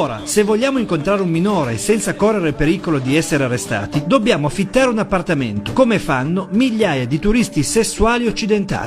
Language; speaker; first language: Italian; native; Italian